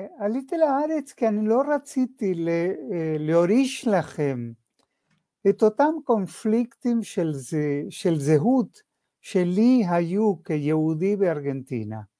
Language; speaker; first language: Hebrew; non-native, fluent; Spanish